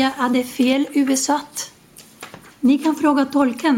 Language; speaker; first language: Swedish; non-native, fluent; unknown